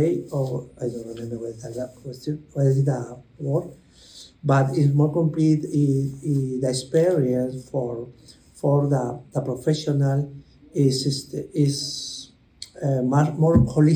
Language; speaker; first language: English; non-native, learner; Spanish